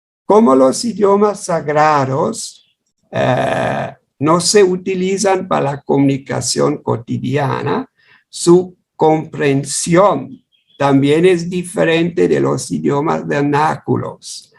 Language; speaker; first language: Spanish; non-native, fluent; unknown